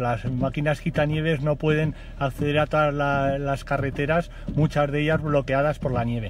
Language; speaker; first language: Spanish; native; Spanish